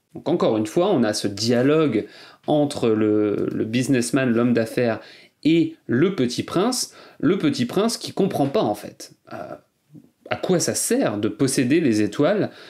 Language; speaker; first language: French; native; French